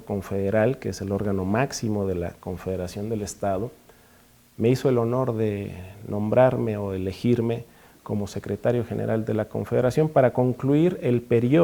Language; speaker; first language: Spanish; native; Spanish